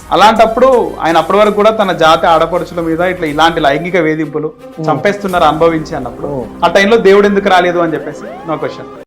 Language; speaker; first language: Telugu; native; Telugu